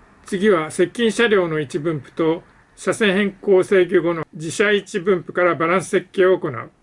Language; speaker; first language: Japanese; native; Japanese